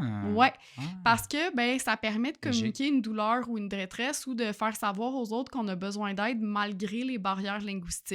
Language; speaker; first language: French; native; French